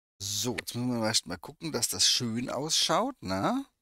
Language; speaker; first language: German; native; German